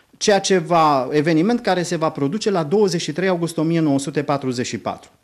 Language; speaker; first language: Romanian; native; Romanian